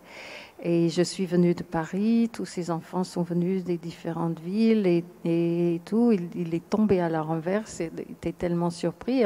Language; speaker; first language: French; non-native, fluent; English